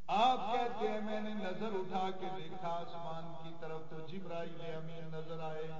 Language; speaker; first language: Urdu; native; Urdu